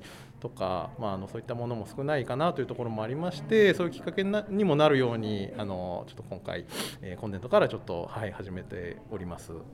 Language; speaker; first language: Japanese; native; Japanese